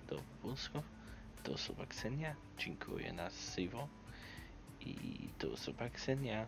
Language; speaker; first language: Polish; non-native, learner; English